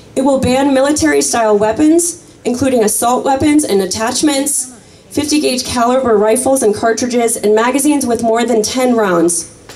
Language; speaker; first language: English; native; English